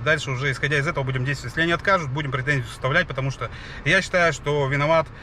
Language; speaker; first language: Russian; native; Russian